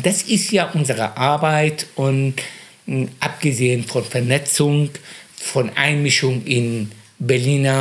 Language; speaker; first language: German; non-native, fluent; Persian